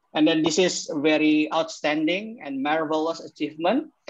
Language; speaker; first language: English; non-native, fluent; Indonesian